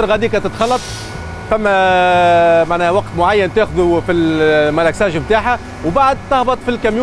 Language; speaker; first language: Arabic; native; Arabic